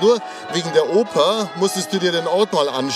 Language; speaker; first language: German; native; German